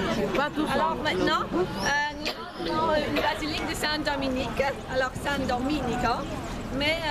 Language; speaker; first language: French; non-native, learner; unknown